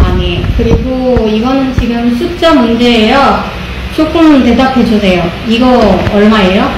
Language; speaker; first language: Korean; non-native, learner; Indonesian